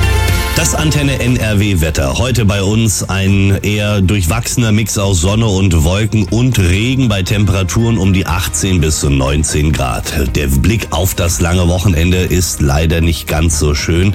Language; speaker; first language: German; native; German